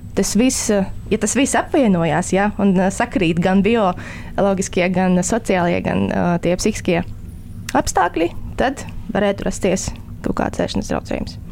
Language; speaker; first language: Latvian; native; Latvian